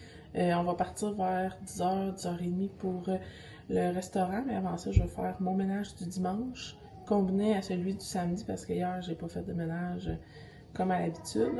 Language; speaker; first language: French; native; French